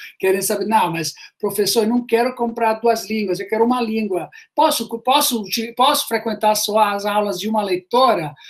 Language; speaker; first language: Portuguese; non-native, fluent; Italian